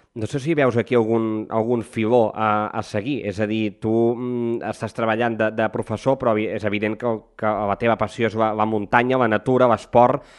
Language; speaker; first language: Catalan; native; Catalan